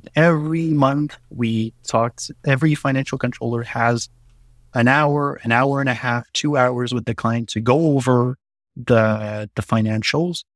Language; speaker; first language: English; non-native, fluent; French